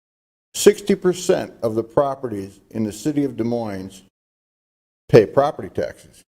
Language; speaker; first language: English; native; English